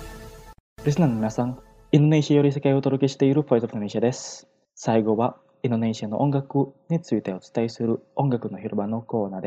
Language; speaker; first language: Japanese; non-native, fluent; Indonesian